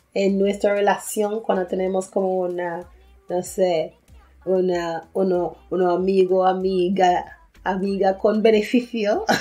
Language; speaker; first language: Spanish; non-native, fluent; English